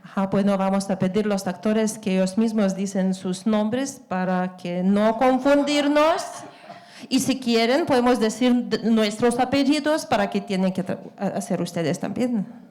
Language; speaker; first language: Spanish; non-native, fluent; Lithuanian